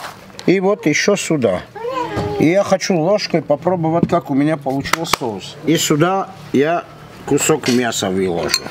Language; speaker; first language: Russian; non-native, fluent; Armenian